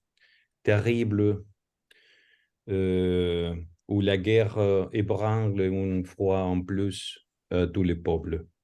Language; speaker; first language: French; non-native, fluent; Spanish